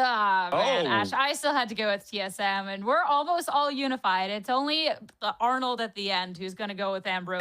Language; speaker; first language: English; native; English